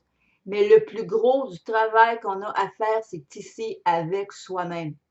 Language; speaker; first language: French; native; French